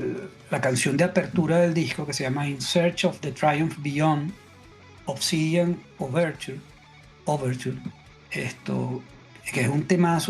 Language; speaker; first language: Spanish; native; Spanish